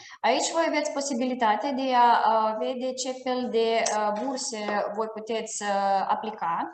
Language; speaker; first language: Romanian; non-native, fluent; Russian